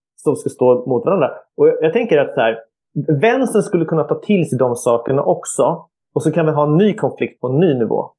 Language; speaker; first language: Swedish; native; Swedish